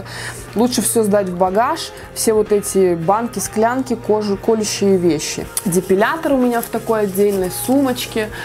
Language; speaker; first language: Russian; native; Russian